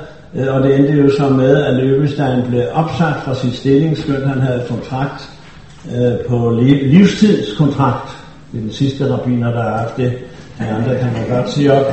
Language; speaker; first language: Danish; native; Danish